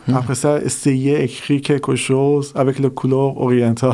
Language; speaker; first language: French; non-native, fluent; Persian